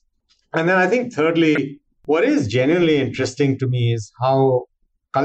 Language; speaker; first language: English; non-native, local second language; Hindi